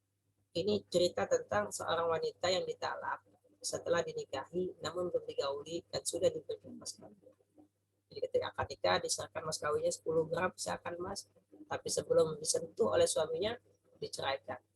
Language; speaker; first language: Indonesian; native; Indonesian